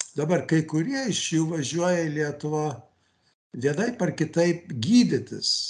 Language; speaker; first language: Lithuanian; early bilingual, heritage; Lithuanian